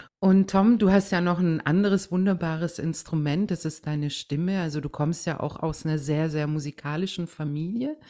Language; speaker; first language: German; native; German